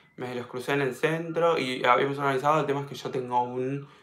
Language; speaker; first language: Spanish; native; Spanish